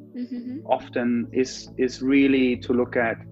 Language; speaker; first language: English; non-native, fluent; German